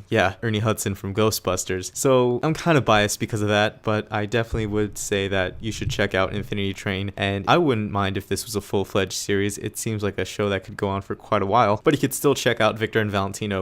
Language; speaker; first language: English; native; English